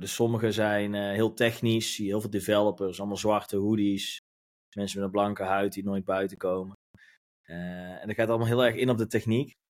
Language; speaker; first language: Dutch; native; Dutch